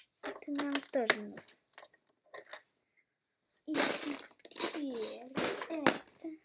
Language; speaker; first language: Russian; early bilingual, heritage; Russian